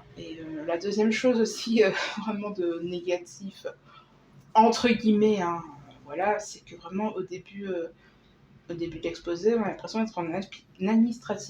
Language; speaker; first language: French; native; French